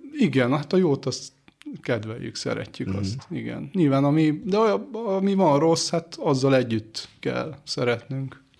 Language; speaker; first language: Hungarian; early bilingual, other home language; Greek